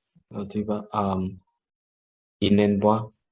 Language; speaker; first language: French; non-native, learner; Vietnamese